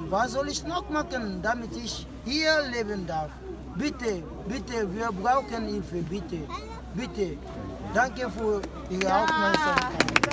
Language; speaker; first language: German; non-native, fluent; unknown